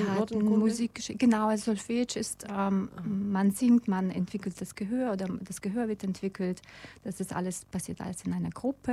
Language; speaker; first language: German; non-native, fluent; Russian